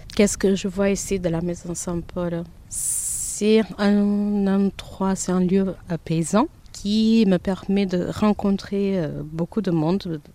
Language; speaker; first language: French; non-native, fluent; Portuguese